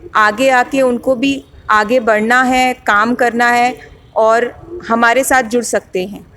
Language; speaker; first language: Hindi; native; Hindi